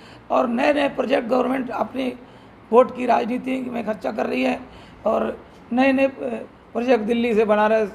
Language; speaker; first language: Hindi; native; Hindi